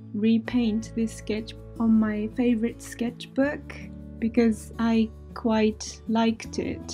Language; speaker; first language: English; non-native, fluent; Japanese